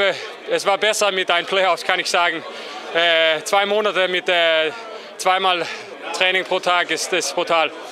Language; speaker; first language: German; non-native, learner; Danish